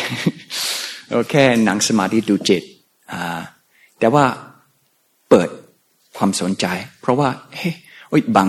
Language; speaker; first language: Thai; non-native, fluent; English